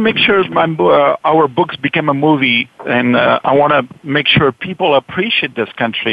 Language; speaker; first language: English; non-native, fluent; Persian